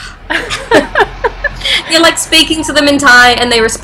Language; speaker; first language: English; native; English